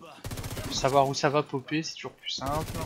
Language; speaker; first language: French; native; French